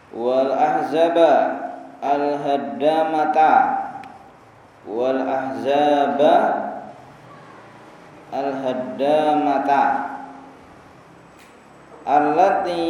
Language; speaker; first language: Arabic; non-native, fluent; Indonesian